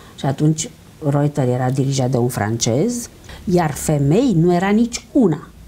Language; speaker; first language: Romanian; early bilingual, heritage; Romanian